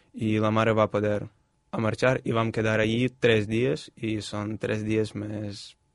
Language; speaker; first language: Catalan; non-native, fluent; Ukrainian